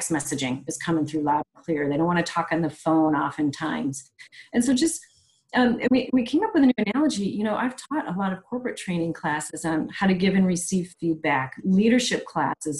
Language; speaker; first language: English; native; English